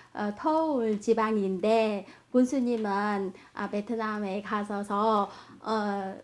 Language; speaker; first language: Korean; non-native, fluent; Vietnamese